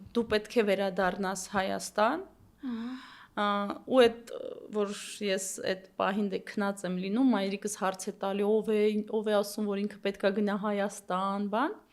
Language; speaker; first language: Armenian; early bilingual, heritage; Armenian